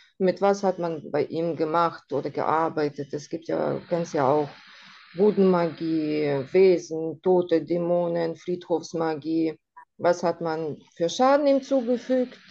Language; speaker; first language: German; non-native, fluent; Russian